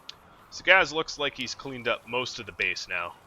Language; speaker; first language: English; native; English